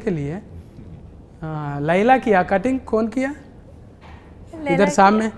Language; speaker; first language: Hindi; non-native, local second language; Telugu